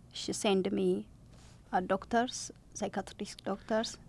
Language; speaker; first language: English; non-native, learner; Amharic